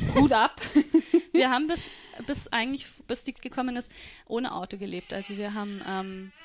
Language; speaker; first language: German; native; German